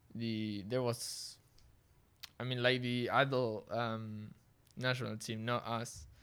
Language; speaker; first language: English; non-native, fluent; Spanish